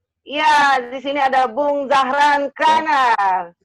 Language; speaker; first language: Indonesian; native; Indonesian